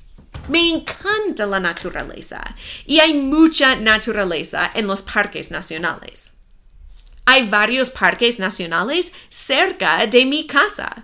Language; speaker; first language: Spanish; non-native, fluent; English